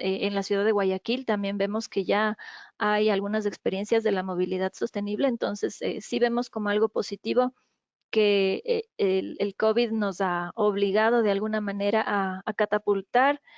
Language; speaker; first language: Spanish; native; Spanish